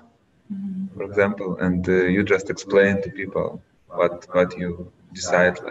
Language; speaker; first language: English; non-native, learner; Russian